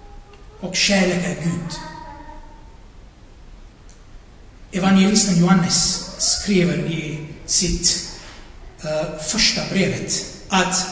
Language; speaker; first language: Swedish; non-native, fluent; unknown